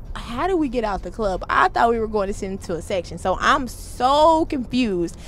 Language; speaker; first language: English; native; English